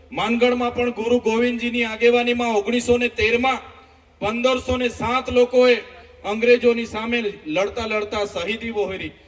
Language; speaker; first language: Gujarati; non-native, local second language; Vasavi